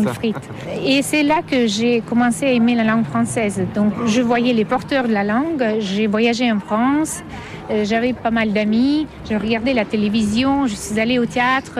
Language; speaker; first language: French; non-native, fluent; Russian